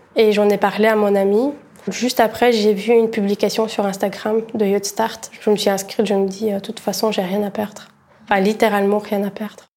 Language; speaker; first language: French; early bilingual, other home language; Bulgarian